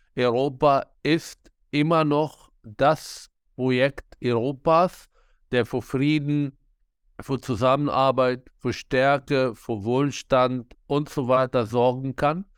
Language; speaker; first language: German; non-native, fluent; Arabic